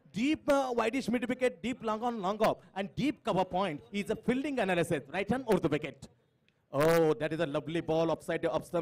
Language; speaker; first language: English; non-native, local second language; Marathi